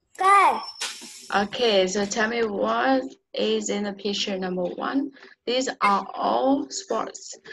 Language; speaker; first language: English; non-native, learner; Vietnamese